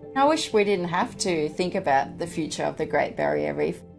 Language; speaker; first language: English; non-native, fluent; Danish